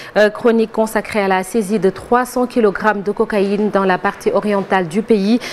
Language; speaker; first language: French; non-native, local second language; Wolof